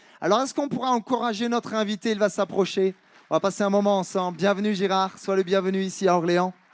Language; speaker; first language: French; native; French